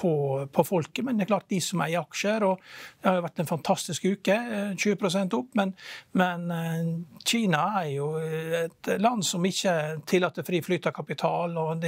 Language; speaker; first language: Norwegian; native; Norwegian